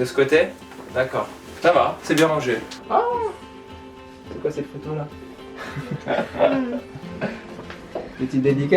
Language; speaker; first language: French; native; French